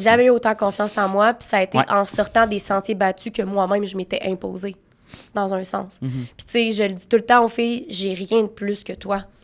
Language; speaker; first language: French; native; French